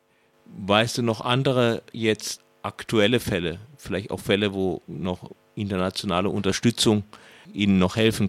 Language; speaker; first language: German; native; German